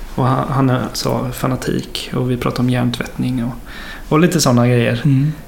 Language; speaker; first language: Swedish; native; Swedish